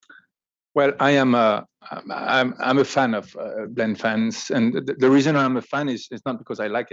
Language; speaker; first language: English; non-native, fluent; French